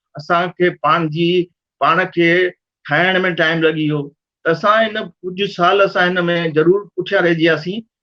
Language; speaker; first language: Sindhi; early bilingual, heritage; Sindhi